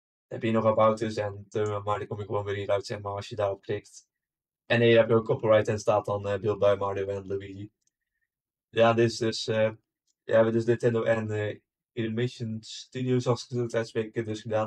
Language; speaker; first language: Dutch; native; Dutch